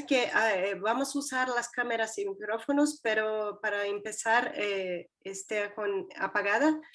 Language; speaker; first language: Spanish; non-native, fluent; Portuguese